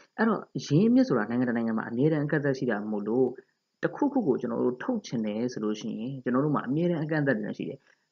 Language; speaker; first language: Burmese; native; Burmese